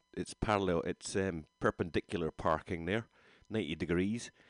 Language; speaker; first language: English; native; English